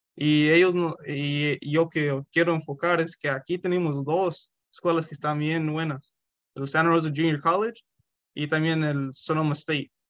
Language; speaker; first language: Spanish; early bilingual, heritage; Spanish